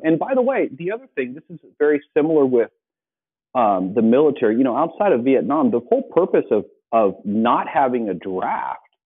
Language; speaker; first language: English; native; English